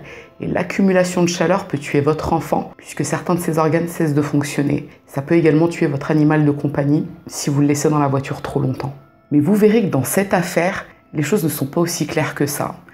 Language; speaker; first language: French; native; French